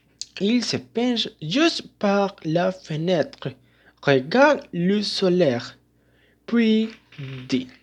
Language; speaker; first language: French; non-native, learner; Spanish